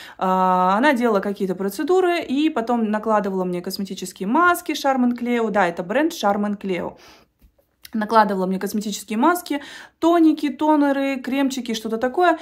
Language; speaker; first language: Russian; native; Russian